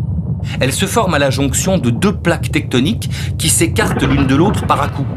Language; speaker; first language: French; native; French